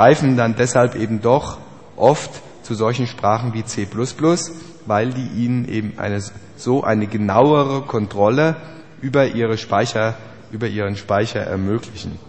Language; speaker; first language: German; native; German